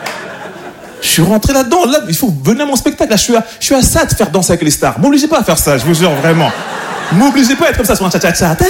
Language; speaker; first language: French; native; French